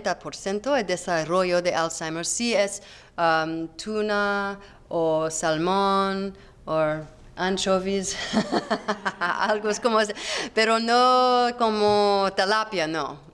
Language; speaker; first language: Spanish; non-native, learner; English